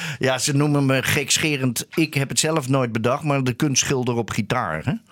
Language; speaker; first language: Dutch; native; Dutch